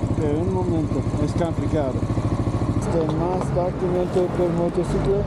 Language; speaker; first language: Spanish; non-native, learner; English